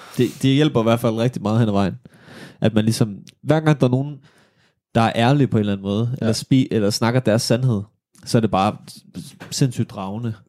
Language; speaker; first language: Danish; native; Danish